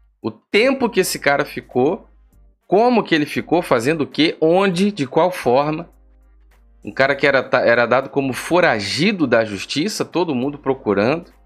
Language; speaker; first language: Portuguese; native; Portuguese